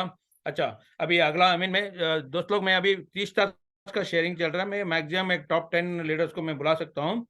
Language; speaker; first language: Hindi; non-native, local second language; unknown